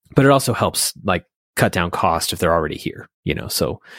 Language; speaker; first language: English; native; English